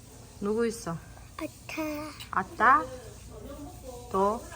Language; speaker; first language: Korean; non-native, learner; Kazakh